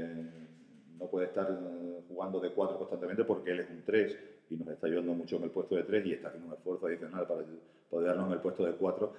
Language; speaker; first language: Spanish; native; Spanish